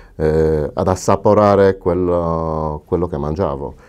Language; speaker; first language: Italian; native; Italian